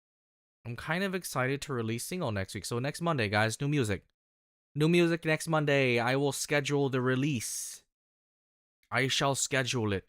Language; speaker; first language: English; native; English